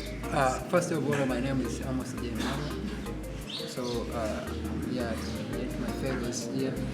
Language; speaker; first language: English; non-native, learner; Swahili